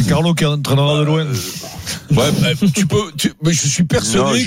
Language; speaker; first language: French; native; French